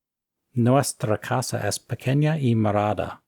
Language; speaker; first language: Spanish; non-native, fluent; English